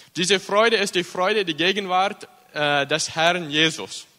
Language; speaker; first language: German; early bilingual, heritage; English